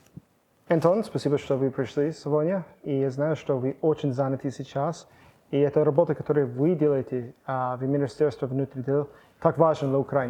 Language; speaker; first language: Russian; non-native, fluent; English